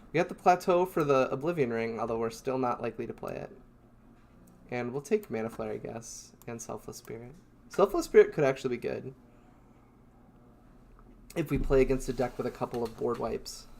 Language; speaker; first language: English; native; English